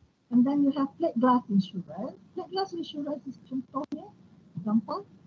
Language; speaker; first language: English; non-native, local second language; Malay